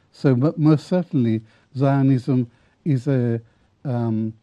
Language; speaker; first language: English; non-native, fluent; Arabic